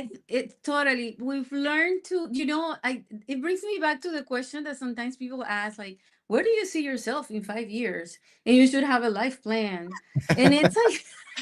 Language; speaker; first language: English; non-native, fluent; Spanish